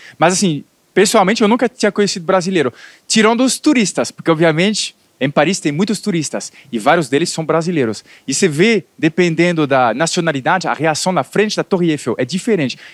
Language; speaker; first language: Portuguese; non-native, fluent; French